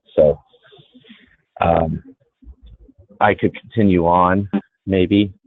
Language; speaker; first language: English; native; English